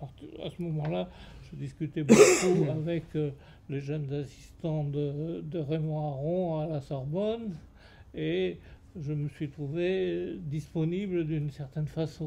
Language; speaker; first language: French; native; French